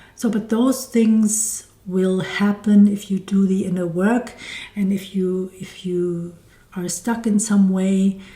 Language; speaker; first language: English; non-native, fluent; German